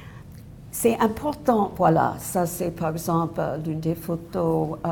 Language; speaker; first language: French; non-native, fluent; English